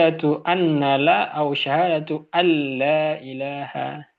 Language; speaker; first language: Arabic; non-native, fluent; Indonesian